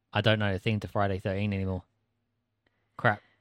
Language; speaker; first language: English; native; English